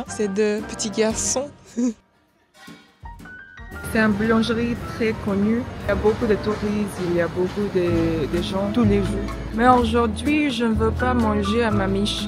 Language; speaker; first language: French; non-native, learner; English